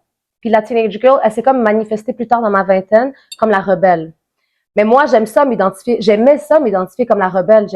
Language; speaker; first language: French; native; French